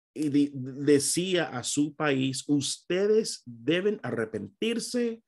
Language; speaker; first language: Spanish; non-native, fluent; English